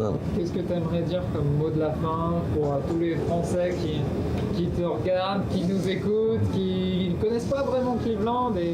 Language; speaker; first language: French; native; French